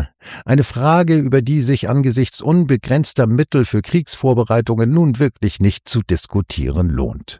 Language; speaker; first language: German; native; German